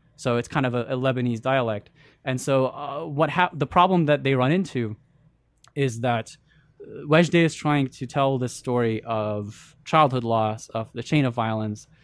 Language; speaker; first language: English; early bilingual, other home language; Arabic